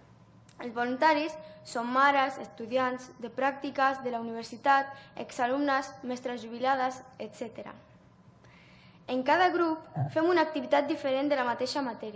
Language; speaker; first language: Catalan; early bilingual, other home language; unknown